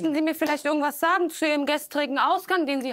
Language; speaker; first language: German; native; German